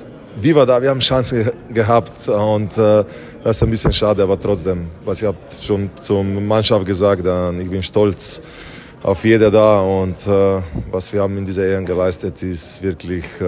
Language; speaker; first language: German; non-native, fluent; Slovenian